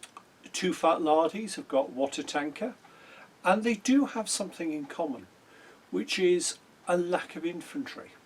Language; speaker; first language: English; native; English